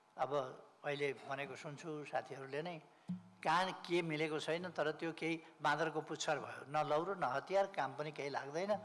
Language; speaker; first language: Nepali; native; Nepali